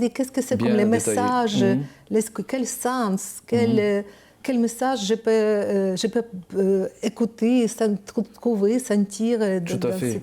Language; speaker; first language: French; non-native, learner; Ukrainian